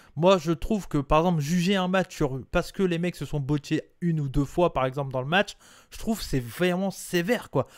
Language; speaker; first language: French; native; French